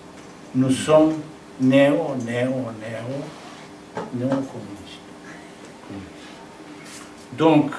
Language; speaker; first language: French; non-native, fluent; Romanian